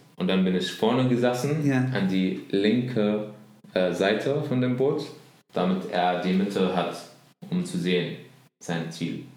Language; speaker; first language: German; non-native, learner; Arabic